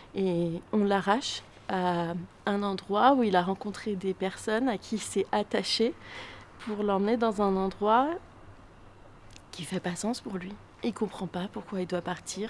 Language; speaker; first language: French; native; French